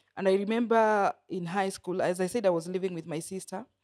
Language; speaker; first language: English; non-native, local second language; Kikuyu